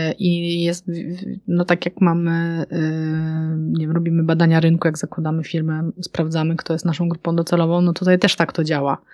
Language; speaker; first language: Polish; native; Polish